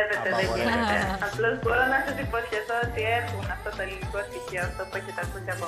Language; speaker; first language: Greek; early bilingual, heritage; Greek